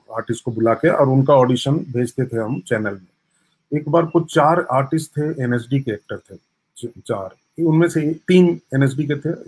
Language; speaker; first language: Hindi; native; Hindi